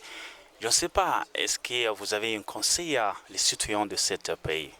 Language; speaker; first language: French; non-native, learner; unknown